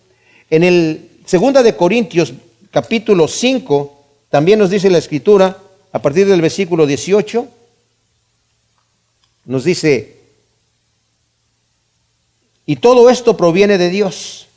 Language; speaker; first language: Spanish; native; Spanish